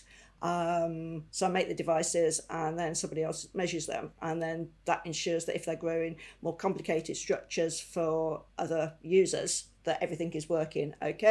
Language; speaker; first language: English; native; English